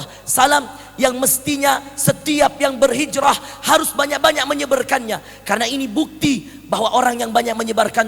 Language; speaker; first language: Indonesian; native; Indonesian